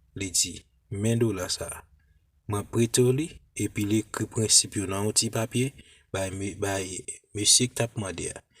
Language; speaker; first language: Haitian Creole; native; Haitian Creole